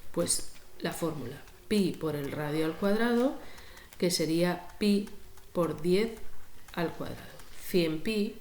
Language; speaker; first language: Spanish; native; Spanish